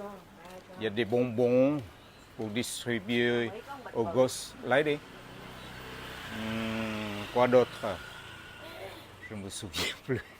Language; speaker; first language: French; non-native, fluent; Vietnamese